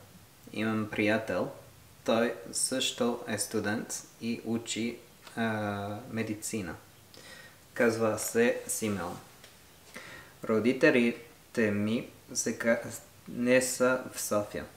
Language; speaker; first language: Bulgarian; non-native, learner; French